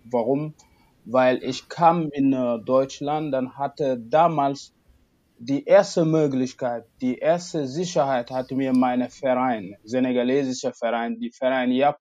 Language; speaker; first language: German; non-native, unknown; Wolof